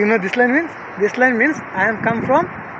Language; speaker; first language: English; non-native, learner; Bangla